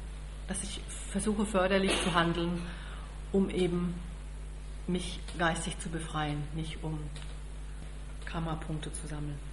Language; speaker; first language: German; native; German